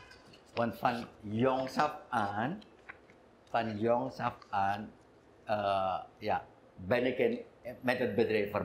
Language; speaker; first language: Dutch; non-native, local second language; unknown